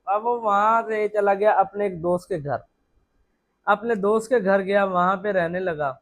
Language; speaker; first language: Urdu; non-native, local second language; Punjabi